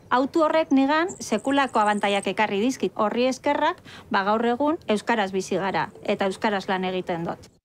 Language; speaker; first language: Basque; non-native, local second language; Spanish